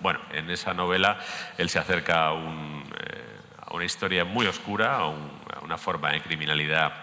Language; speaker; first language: Spanish; native; Spanish